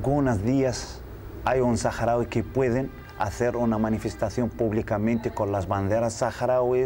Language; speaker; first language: Spanish; non-native, learner; Arabic